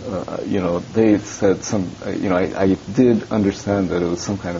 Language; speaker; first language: English; early bilingual, other home language; Japanese